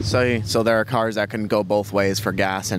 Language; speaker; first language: English; native; English